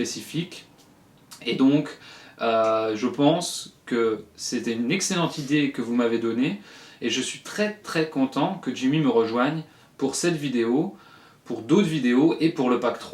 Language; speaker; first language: French; native; French